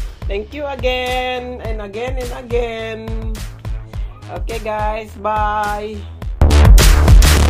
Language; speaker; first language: English; non-native, local second language; Filipino